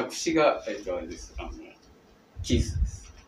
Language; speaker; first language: Japanese; native; Japanese